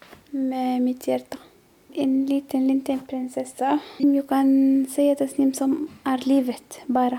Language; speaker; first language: Swedish; non-native, learner; Arabic